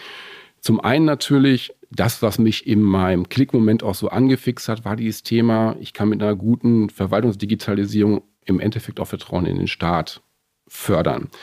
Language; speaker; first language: German; native; German